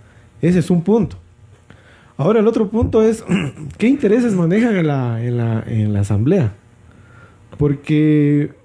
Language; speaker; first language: Spanish; native; Spanish